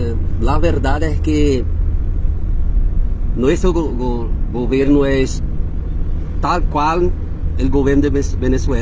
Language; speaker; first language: Spanish; non-native, fluent; Portuguese